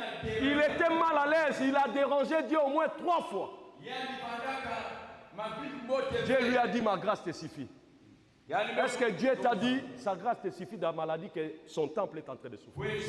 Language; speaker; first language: French; non-native, local second language; Lingala